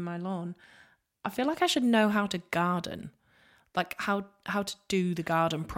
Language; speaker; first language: English; native; English